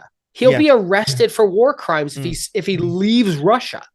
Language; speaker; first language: English; native; English